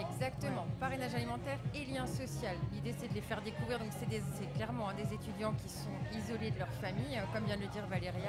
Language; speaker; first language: French; native; French